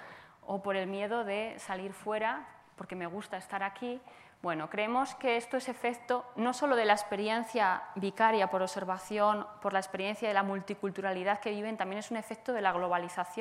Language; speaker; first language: Spanish; native; Spanish